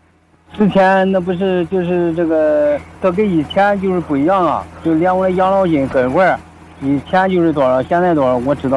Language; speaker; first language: Chinese; native; Chinese